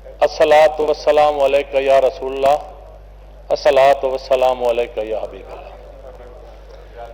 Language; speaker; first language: Urdu; non-native, local second language; Saraiki